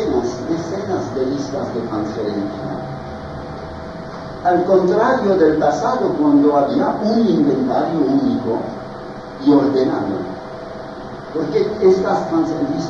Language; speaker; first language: Spanish; non-native, fluent; French